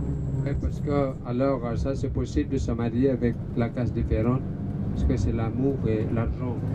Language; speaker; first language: French; non-native, learner; Balinese